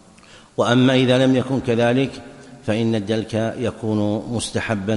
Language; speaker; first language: Arabic; native; Arabic